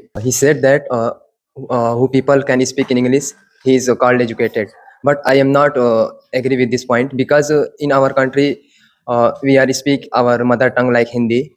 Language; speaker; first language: English; non-native, learner; Hindi